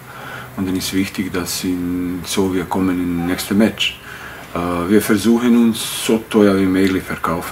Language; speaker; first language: German; non-native, fluent; Bosnian